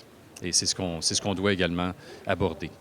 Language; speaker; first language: French; native; French